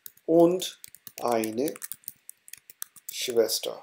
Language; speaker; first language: German; non-native, fluent; Urdu